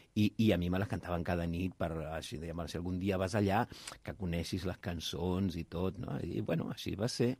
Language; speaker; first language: Catalan; early bilingual, heritage; Catalan